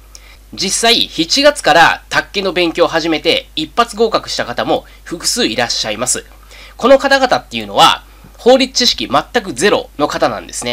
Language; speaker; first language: Japanese; native; Japanese